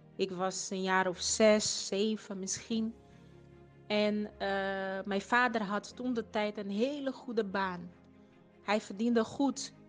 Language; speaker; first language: Dutch; non-native, fluent; Portuguese